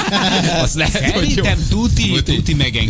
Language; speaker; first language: Hungarian; native; Hungarian